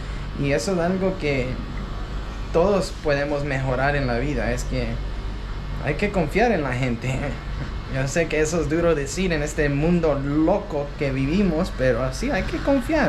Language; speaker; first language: Spanish; early bilingual, heritage; Spanish